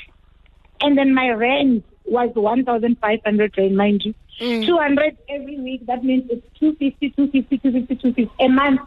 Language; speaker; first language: English; non-native, local second language; Venda